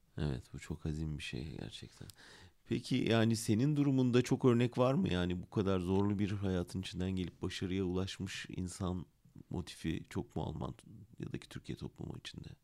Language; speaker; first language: Turkish; native; Turkish